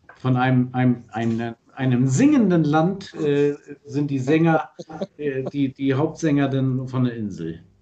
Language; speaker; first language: German; native; German